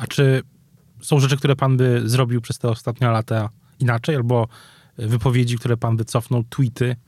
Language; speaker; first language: Polish; native; Polish